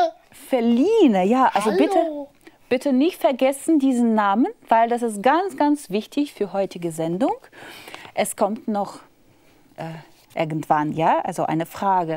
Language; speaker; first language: German; non-native, fluent; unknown